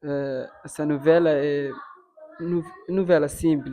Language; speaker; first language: Portuguese; non-native, local second language; Fula